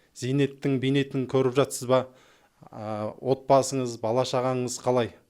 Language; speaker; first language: Kazakh; native; Kazakh